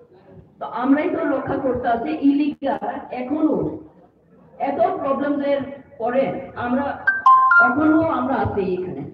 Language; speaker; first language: Bangla; non-native, local second language; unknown